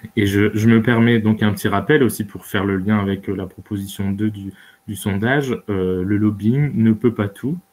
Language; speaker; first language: French; native; French